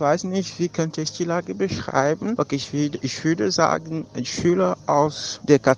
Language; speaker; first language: German; non-native, fluent; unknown